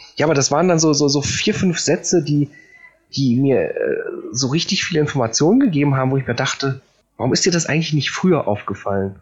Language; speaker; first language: German; early bilingual, other home language; Polish